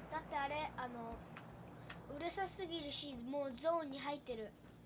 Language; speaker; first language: Japanese; early bilingual, heritage; Japanese